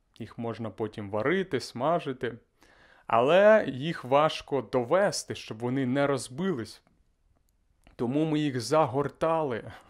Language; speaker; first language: Ukrainian; native; Ukrainian